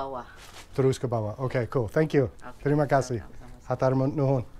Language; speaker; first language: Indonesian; non-native, learner; English